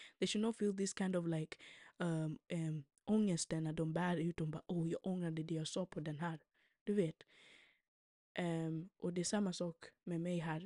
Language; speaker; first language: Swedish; early bilingual, other home language; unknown